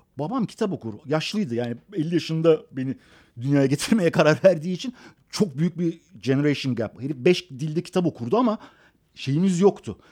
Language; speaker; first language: Turkish; early bilingual, other home language; Persian